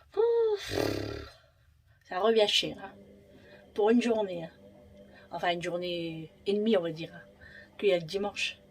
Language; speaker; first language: French; native; French